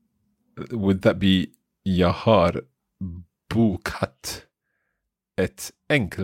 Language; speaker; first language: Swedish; non-native, learner; English